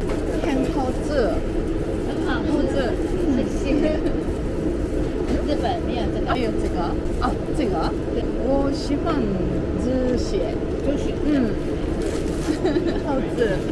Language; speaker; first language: Chinese; non-native, learner; Japanese